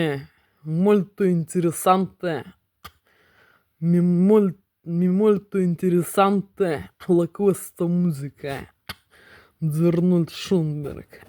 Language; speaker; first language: Italian; non-native, learner; Russian